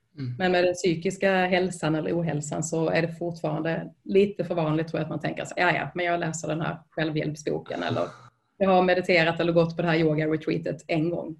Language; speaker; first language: Swedish; native; Swedish